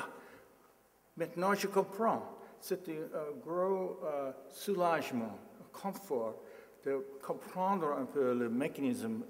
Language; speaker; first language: French; non-native, learner; English